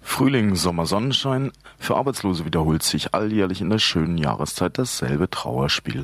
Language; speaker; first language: German; native; German